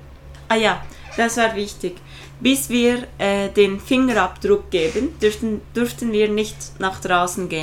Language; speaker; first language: German; non-native, fluent; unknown